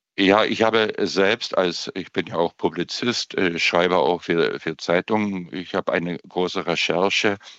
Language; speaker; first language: German; native; German